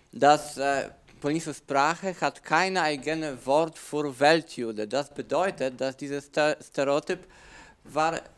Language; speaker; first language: German; non-native, learner; Polish